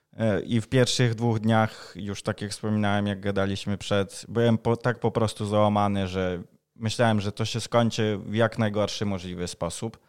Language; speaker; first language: Polish; non-native, fluent; Ukrainian